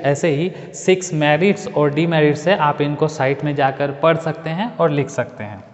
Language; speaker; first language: Hindi; native; Hindi